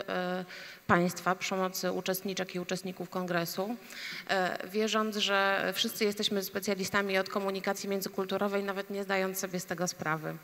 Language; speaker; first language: Polish; native; Polish